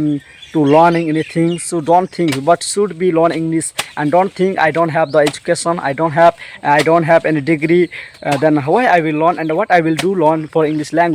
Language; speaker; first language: English; non-native, learner; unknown